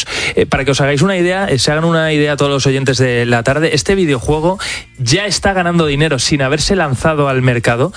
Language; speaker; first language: Spanish; native; Spanish